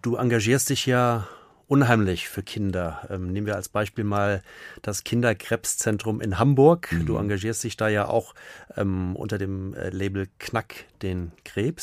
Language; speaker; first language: German; native; German